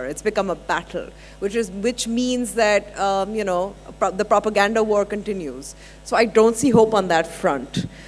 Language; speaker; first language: English; non-native, local second language; Urdu